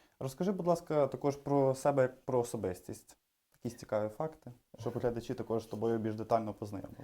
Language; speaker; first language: Ukrainian; native; Ukrainian